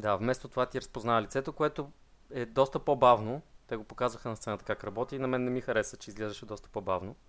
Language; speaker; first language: Bulgarian; native; Bulgarian